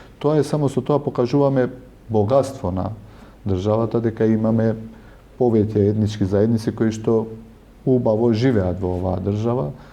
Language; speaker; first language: Macedonian; non-native, local second language; Albanian